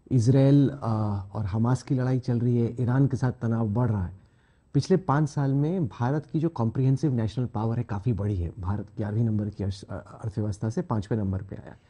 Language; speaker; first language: Hindi; native; Hindi